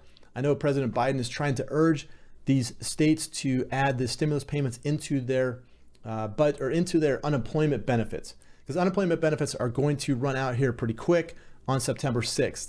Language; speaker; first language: English; native; English